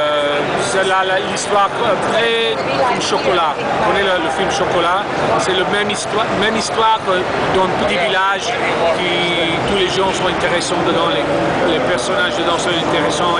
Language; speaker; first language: French; non-native, learner; English